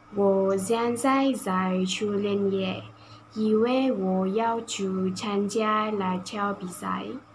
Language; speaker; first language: Chinese; non-native, learner; Malay